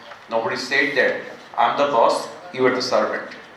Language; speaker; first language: English; non-native, local second language; Bangla